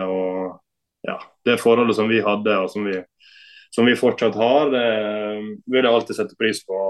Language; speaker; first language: Norwegian; native; Norwegian